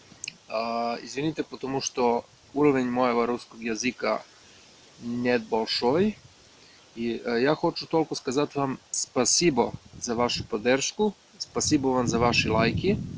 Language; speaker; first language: Russian; non-native, learner; Serbian